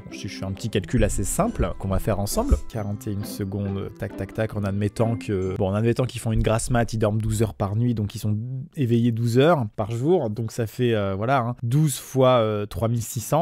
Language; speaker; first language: French; native; French